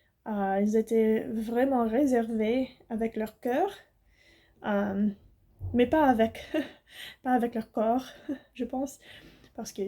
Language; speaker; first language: French; non-native, learner; English